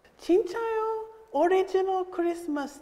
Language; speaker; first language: Korean; non-native, learner; English